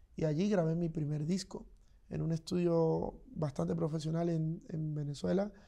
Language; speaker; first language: Spanish; native; Spanish